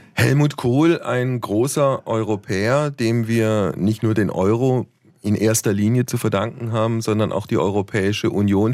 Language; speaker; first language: German; native; German